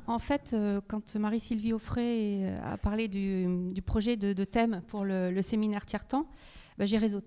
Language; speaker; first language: French; native; French